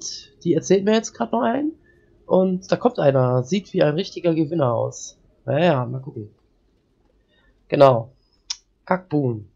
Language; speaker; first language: German; native; German